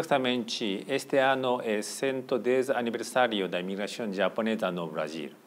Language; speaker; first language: Portuguese; non-native, fluent; Japanese